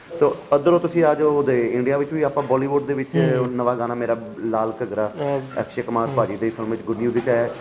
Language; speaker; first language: Punjabi; early bilingual, heritage; Punjabi